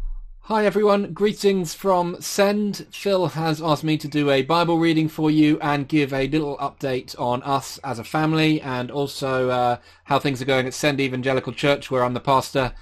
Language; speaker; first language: English; native; English